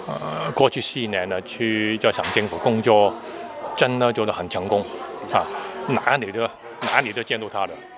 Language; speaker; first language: Chinese; non-native, fluent; Cantonese